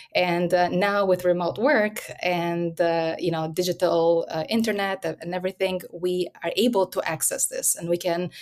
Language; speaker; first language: English; early bilingual, other home language; Albanian